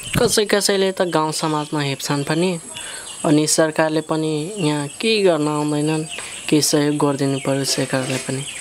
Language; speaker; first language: Nepali; non-native, local second language; Dangaura Tharu